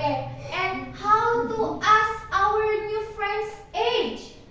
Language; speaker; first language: English; non-native, fluent; Indonesian